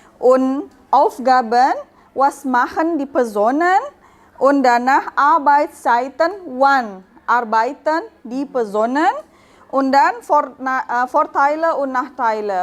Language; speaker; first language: German; non-native, learner; Indonesian